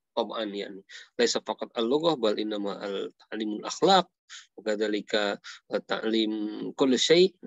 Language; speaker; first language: Arabic; non-native, fluent; Indonesian